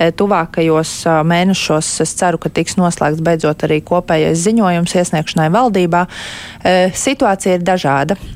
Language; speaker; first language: Latvian; native; Latvian